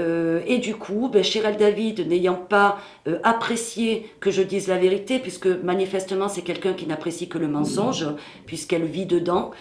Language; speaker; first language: French; native; French